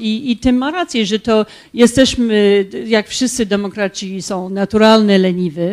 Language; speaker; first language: Polish; non-native, fluent; English